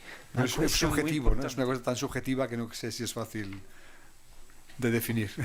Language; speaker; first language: Spanish; native; Spanish